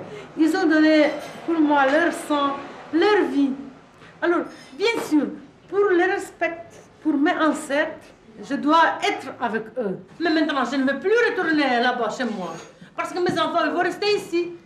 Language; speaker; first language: French; non-native, fluent; Russian